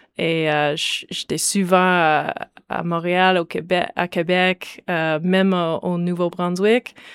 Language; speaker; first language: French; non-native, local second language; English